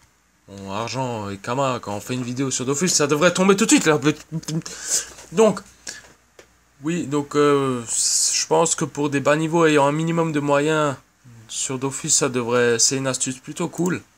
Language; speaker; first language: French; native; French